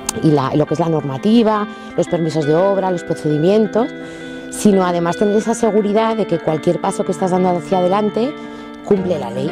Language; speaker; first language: Spanish; native; Spanish